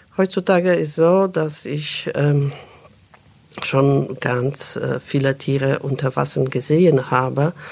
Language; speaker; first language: German; non-native, fluent; Polish